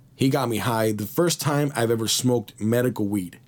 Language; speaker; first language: English; early bilingual, other home language; Spanish